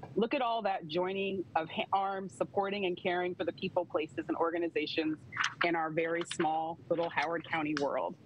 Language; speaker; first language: English; native; English